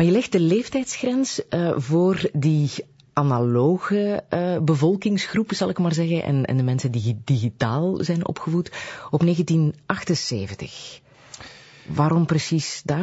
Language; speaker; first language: Dutch; native; Dutch